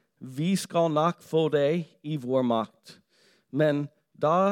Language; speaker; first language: Norwegian; non-native, fluent; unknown